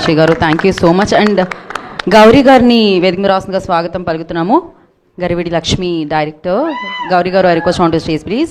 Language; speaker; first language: Telugu; native; Telugu